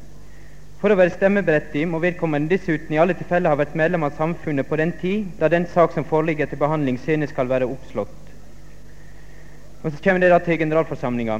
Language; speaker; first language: Norwegian; native; Norwegian